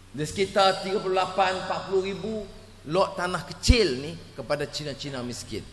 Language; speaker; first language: Malay; native; Malay